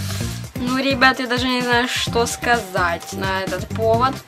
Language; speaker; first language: Russian; native; Russian